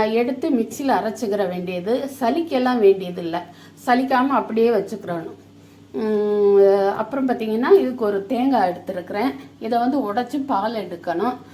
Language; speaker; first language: Tamil; native; Tamil